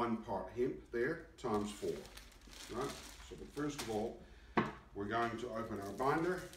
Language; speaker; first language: English; native; English